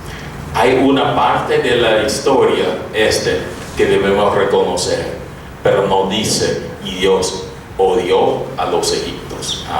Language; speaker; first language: Spanish; non-native, fluent; English